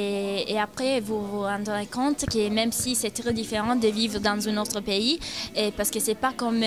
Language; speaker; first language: French; non-native, fluent; Italian